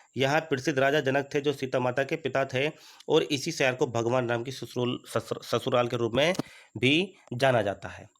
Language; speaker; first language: Hindi; native; Hindi